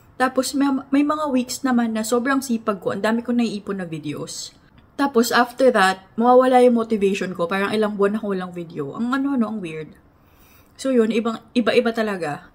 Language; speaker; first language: Filipino; native; Filipino